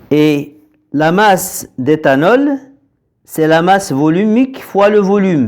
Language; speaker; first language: French; non-native, local second language; Arabic